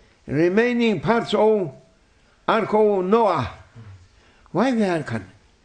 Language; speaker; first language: English; non-native, fluent; Turkish